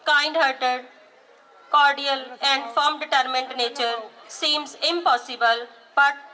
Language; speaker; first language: English; non-native, local second language; Punjabi